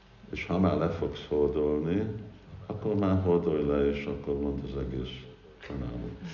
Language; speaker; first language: Hungarian; early bilingual, heritage; Hungarian